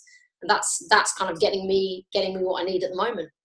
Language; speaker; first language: English; native; English